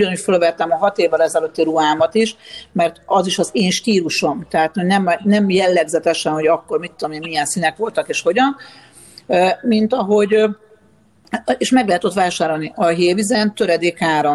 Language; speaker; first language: Hungarian; native; Hungarian